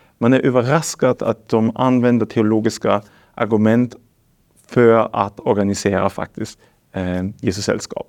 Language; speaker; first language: Swedish; non-native, fluent; German